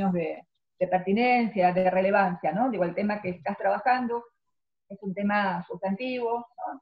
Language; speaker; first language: Spanish; native; Spanish